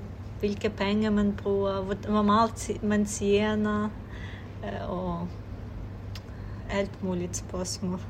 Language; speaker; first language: Danish; non-native, fluent; Ukrainian